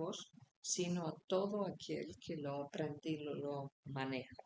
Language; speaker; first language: Spanish; non-native, fluent; Icelandic